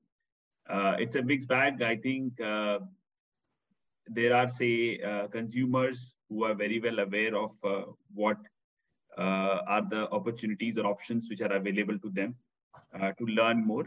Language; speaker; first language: English; non-native, local second language; Hindi